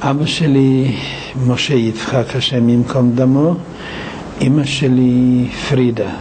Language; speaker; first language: Hebrew; non-native, fluent; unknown